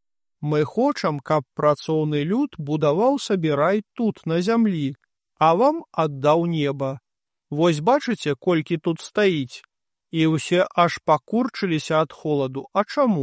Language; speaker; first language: Belarusian; native; Belarusian